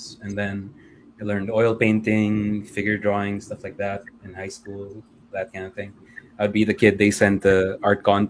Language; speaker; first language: English; non-native, local second language; Filipino